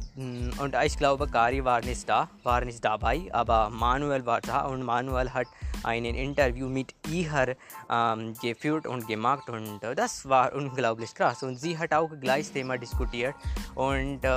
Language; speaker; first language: German; non-native, learner; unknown